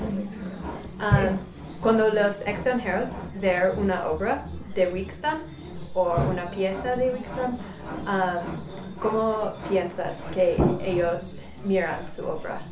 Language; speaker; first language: Spanish; non-native, learner; English